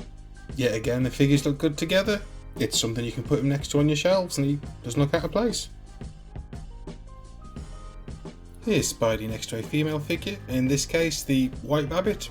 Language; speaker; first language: English; native; English